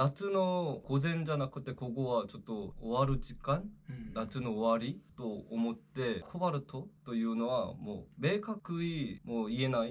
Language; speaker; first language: Japanese; non-native, fluent; Korean